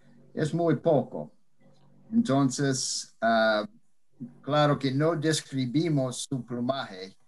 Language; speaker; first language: Spanish; non-native, fluent; English